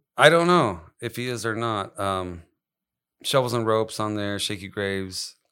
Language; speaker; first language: English; native; English